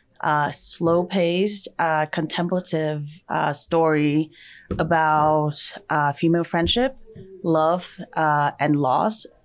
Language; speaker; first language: English; non-native, fluent; Chinese